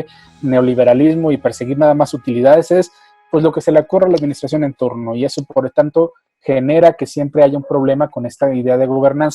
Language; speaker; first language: Spanish; native; Spanish